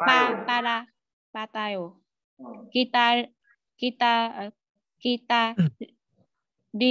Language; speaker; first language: Korean; non-native, learner; Vietnamese